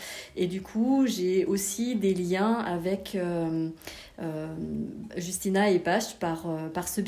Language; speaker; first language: French; native; French